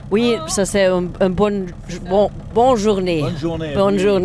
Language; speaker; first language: French; non-native, learner; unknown